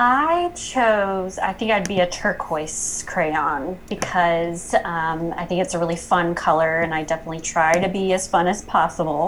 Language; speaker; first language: English; native; English